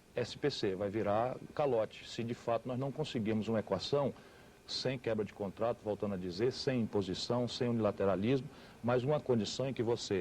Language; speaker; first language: Portuguese; native; Portuguese